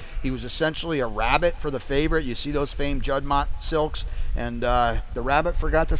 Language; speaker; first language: English; native; English